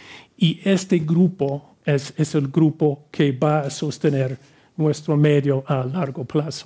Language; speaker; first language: Spanish; non-native, fluent; English